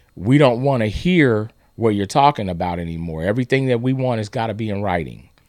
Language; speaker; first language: English; native; English